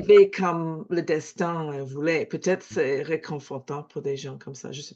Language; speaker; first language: French; non-native, fluent; English